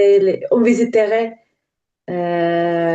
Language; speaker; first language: French; non-native, learner; Ukrainian